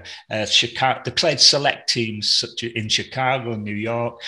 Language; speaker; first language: English; native; English